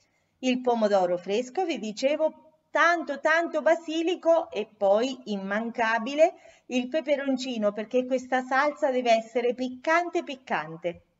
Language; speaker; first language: Italian; native; Italian